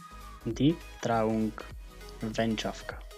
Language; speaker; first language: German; non-native, fluent; Macedonian